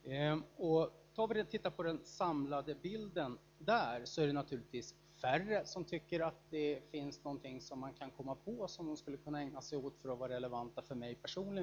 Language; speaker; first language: Swedish; native; Swedish